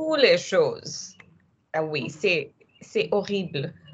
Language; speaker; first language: French; non-native, learner; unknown